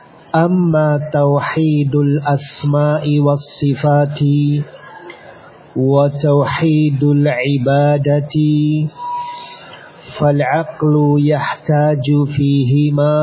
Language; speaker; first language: Arabic; non-native, fluent; Indonesian